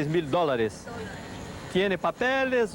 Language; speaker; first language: Spanish; non-native, learner; Portuguese